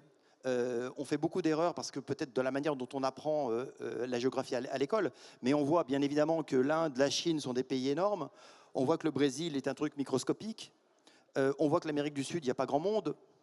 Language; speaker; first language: French; native; French